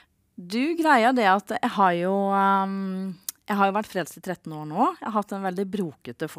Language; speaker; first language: Norwegian; native; Norwegian